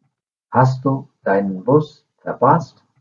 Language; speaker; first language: German; non-native, fluent; Urdu